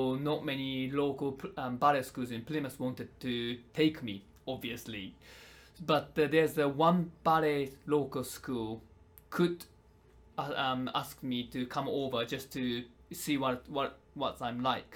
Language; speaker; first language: English; non-native, fluent; Japanese